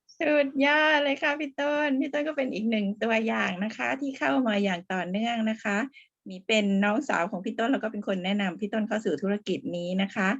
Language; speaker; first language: Thai; native; Thai